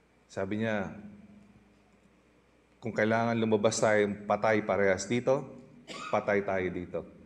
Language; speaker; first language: Filipino; native; Filipino